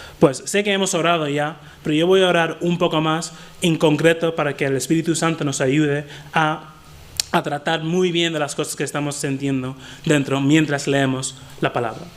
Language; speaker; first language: Spanish; non-native, fluent; English